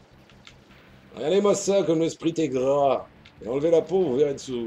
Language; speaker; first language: French; native; French